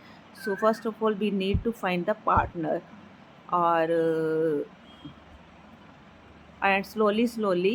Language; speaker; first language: English; non-native, learner; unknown